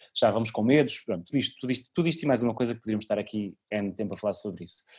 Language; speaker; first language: Portuguese; native; Portuguese